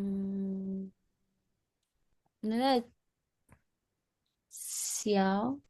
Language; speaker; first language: Chinese; non-native, learner; Spanish